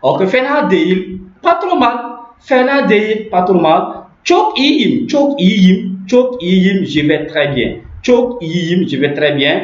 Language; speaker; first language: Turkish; non-native, learner; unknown